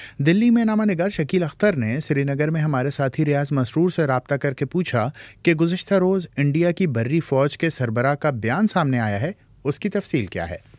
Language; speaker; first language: Urdu; native; Urdu